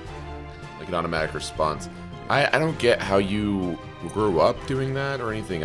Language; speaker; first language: English; native; English